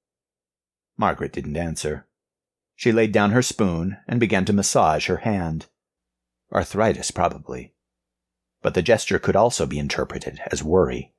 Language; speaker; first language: English; native; English